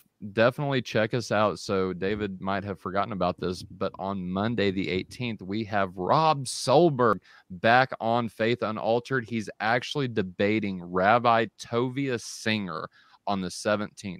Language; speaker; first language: English; native; English